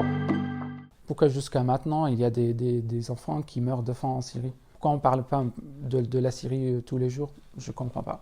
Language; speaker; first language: French; non-native, fluent; Arabic